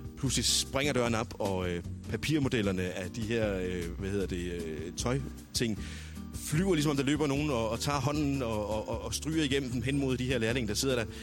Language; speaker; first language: Danish; native; Danish